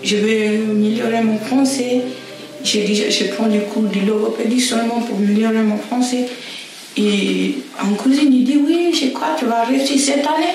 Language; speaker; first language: French; non-native, learner; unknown